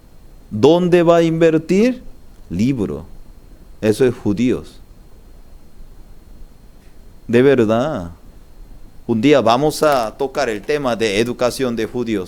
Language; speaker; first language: Spanish; non-native, learner; Korean